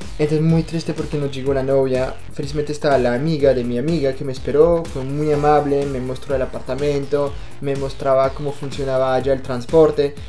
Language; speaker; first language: Spanish; non-native, fluent; French